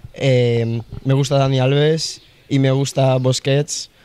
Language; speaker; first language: Spanish; early bilingual, other home language; Russian